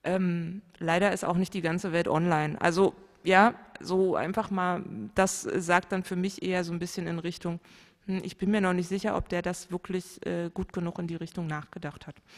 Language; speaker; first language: German; native; German